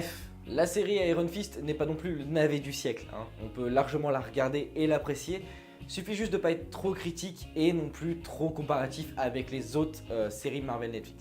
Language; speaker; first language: French; native; French